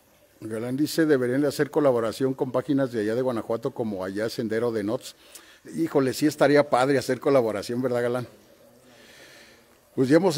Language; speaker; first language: Spanish; native; Spanish